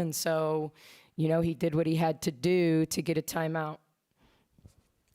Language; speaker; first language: English; native; English